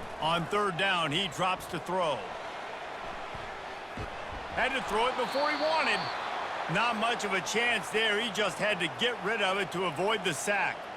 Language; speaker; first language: English; native; English